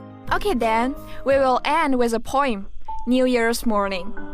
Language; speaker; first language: English; non-native, fluent; Chinese